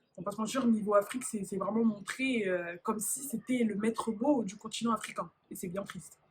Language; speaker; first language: French; native; French